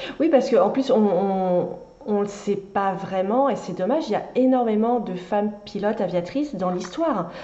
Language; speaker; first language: French; native; French